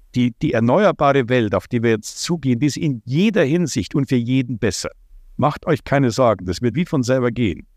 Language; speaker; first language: German; non-native, fluent; Ukrainian